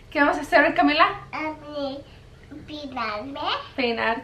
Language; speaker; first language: Spanish; early bilingual, heritage; Spanish